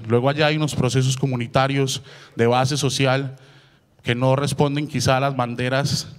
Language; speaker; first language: Spanish; native; Spanish